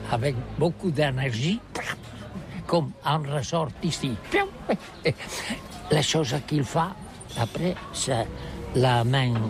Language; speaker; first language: French; non-native, learner; Catalan